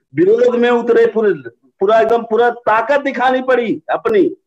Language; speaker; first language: Hindi; native; Hindi